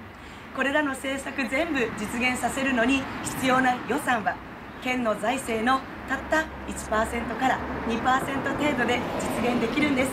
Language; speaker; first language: Japanese; native; Japanese